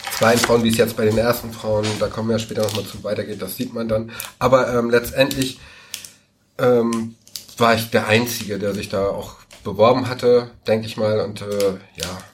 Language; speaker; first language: German; native; German